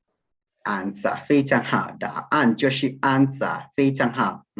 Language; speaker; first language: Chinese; non-native, fluent; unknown